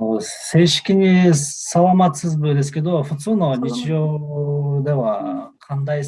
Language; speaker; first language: Japanese; non-native, fluent; Kyrgyz